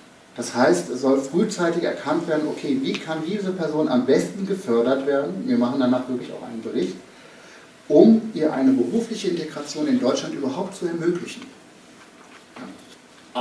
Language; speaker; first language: German; native; German